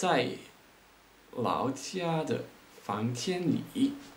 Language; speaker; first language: Chinese; non-native, learner; Dutch